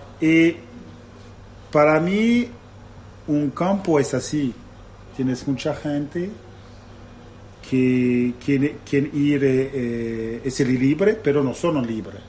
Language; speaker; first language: Spanish; non-native, learner; Italian